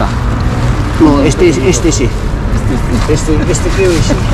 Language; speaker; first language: Spanish; non-native, learner; Filipino